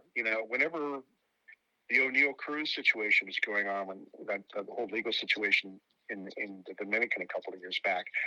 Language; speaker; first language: English; native; English